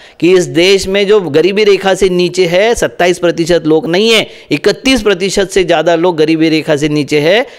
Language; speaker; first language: Hindi; non-native, local second language; Marathi